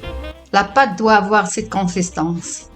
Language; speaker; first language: French; non-native, fluent; Italian